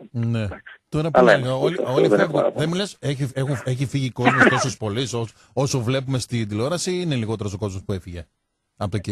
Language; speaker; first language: Greek; native; Greek